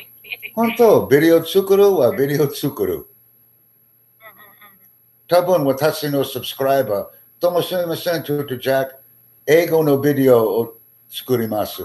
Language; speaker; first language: Japanese; non-native, learner; English